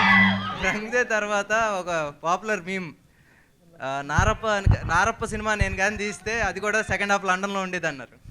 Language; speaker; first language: Telugu; native; Telugu